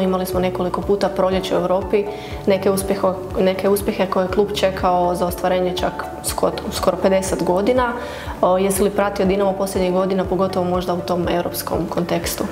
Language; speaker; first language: Croatian; native; Croatian